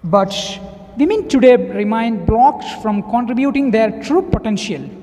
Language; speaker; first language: English; non-native, local second language; Malayalam